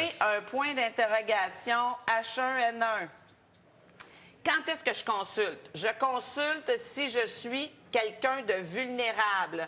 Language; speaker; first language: French; native; French